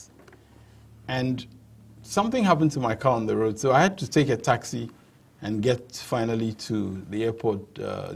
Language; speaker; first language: English; non-native, local second language; Ewe